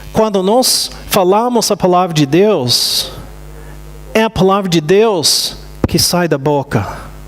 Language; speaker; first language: Portuguese; non-native, fluent; English